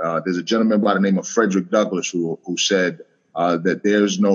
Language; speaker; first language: English; native; English